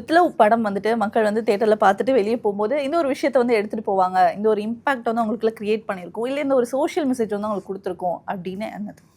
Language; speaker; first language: Tamil; native; Tamil